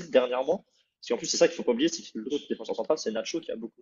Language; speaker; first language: French; native; French